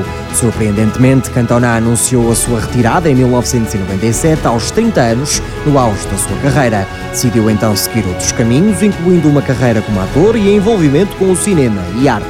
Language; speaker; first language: Portuguese; native; Portuguese